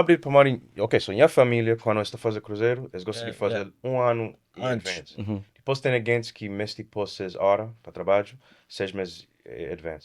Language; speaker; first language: Portuguese; early bilingual, heritage; Kabuverdianu